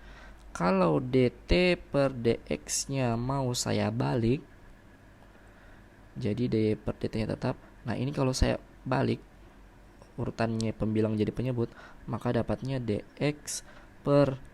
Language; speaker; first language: Indonesian; native; Indonesian